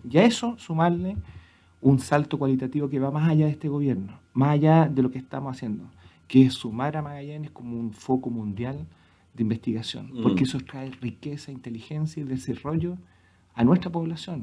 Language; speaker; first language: Spanish; native; Spanish